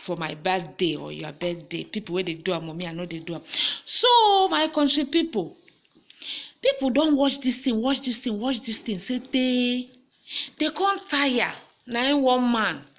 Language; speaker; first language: Nigerian Pidgin; native; Nigerian Pidgin